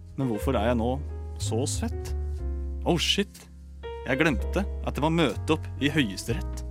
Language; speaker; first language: Norwegian; native; Norwegian